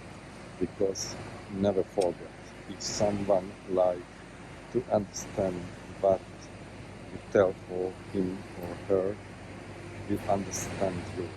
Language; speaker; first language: English; non-native, learner; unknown